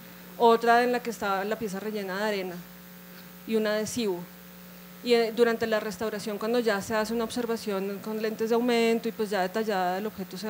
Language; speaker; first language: Spanish; native; Spanish